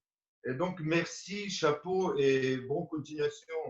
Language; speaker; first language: French; non-native, fluent; Romanian